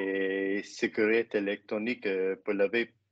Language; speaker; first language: French; non-native, learner; English